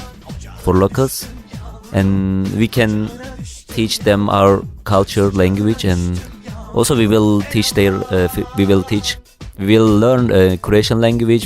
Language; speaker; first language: English; non-native, learner; Turkish